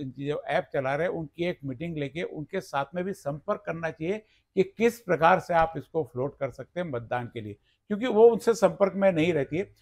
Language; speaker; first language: Hindi; non-native, local second language; Marathi